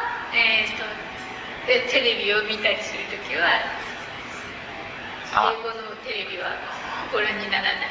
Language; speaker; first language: Japanese; native; Japanese